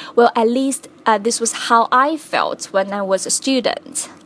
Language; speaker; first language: English; non-native, fluent; Chinese